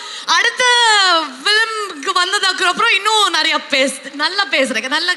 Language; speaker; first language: Tamil; non-native, learner; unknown